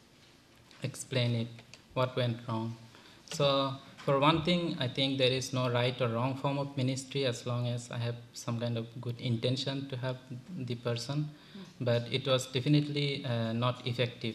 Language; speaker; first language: English; non-native, local second language; Bangla